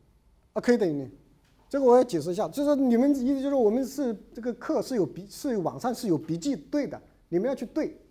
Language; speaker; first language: Chinese; native; Chinese